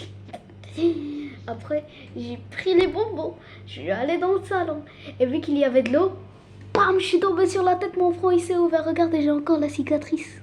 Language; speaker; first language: French; early bilingual, other home language; Arabic